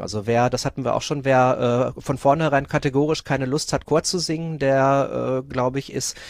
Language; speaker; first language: German; native; German